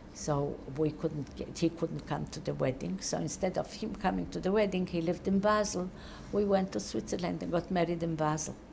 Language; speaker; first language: English; non-native, fluent; Polish